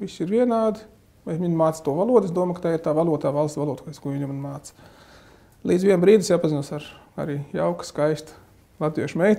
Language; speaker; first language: Latvian; non-native, fluent; Arabic